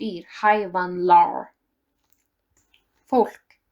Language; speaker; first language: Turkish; non-native, learner; Icelandic